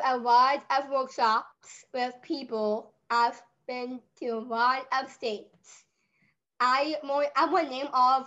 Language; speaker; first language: English; native; English